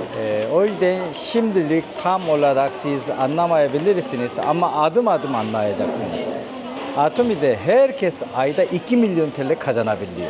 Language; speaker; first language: Turkish; non-native, fluent; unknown